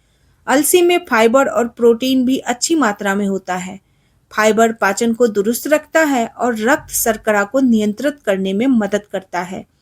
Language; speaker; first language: Hindi; native; Hindi